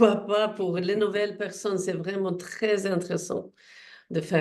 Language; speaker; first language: French; non-native, fluent; Swedish